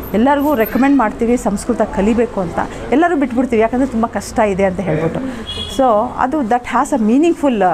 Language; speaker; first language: Kannada; native; Kannada